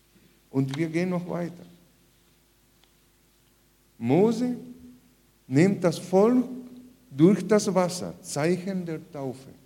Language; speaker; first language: German; non-native, fluent; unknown